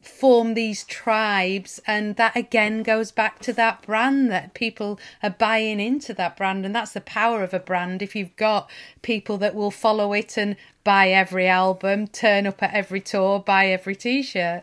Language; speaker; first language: English; native; English